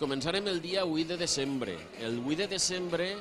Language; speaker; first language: Catalan; native; Catalan